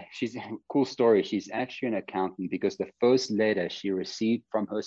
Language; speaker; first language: English; native; English